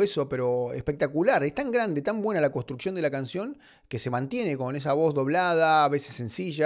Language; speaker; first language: Spanish; native; Spanish